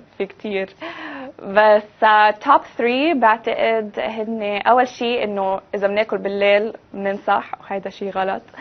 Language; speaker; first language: Arabic; early bilingual, heritage; Arabic